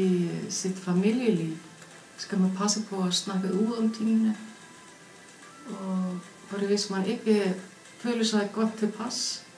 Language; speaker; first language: Danish; non-native, fluent; Icelandic